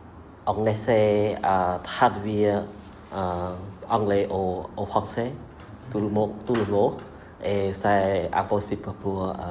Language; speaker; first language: French; non-native, learner; Vietnamese